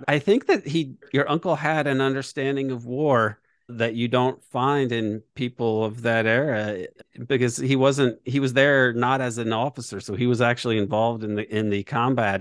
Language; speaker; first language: English; native; English